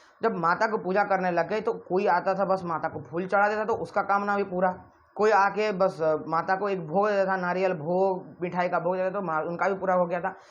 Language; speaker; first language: Hindi; non-native, local second language; Odia